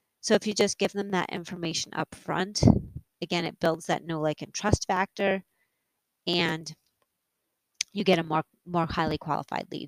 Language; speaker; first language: English; native; English